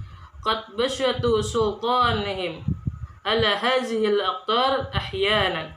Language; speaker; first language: Arabic; non-native, learner; Indonesian